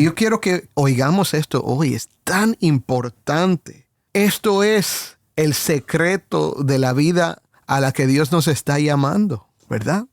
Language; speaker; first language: Spanish; native; Spanish